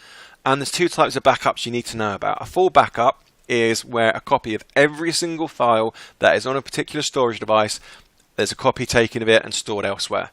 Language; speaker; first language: English; native; English